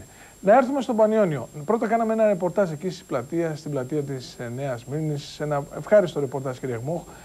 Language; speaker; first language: Greek; native; Greek